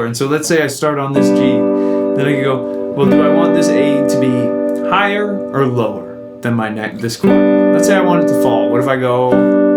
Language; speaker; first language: English; native; English